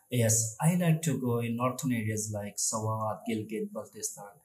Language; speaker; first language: English; non-native, learner; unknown